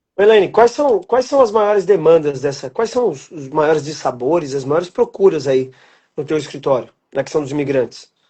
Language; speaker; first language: Portuguese; native; Portuguese